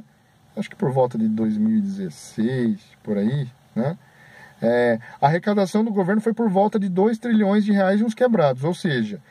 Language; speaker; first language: Portuguese; native; Portuguese